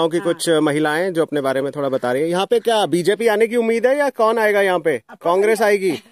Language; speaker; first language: Hindi; native; Hindi